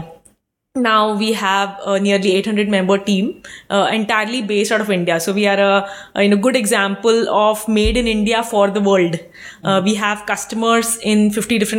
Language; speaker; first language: English; non-native, local second language; Hindi